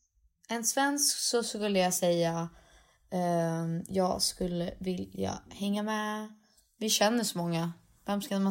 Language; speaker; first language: Swedish; native; Swedish